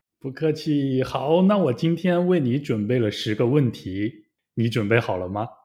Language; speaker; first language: Chinese; native; Chinese